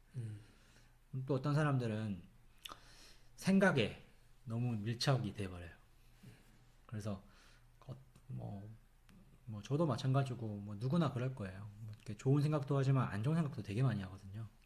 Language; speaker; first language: Korean; native; Korean